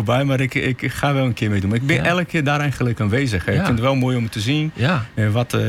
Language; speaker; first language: Dutch; non-native, fluent; Portuguese